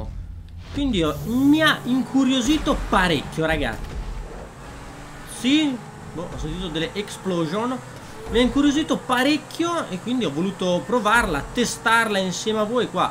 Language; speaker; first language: Italian; native; Italian